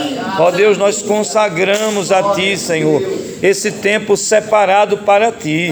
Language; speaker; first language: Portuguese; native; Portuguese